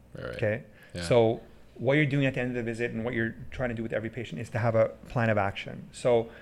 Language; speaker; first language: English; early bilingual, other home language; Persian